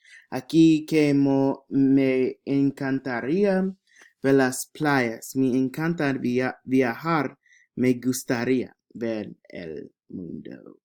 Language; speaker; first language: Spanish; non-native, learner; English